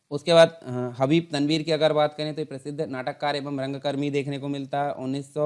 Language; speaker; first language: Hindi; native; Hindi